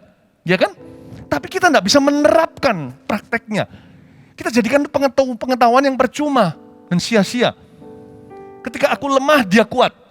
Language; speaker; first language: Indonesian; native; Indonesian